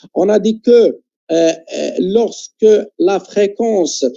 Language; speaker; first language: French; non-native, local second language; Arabic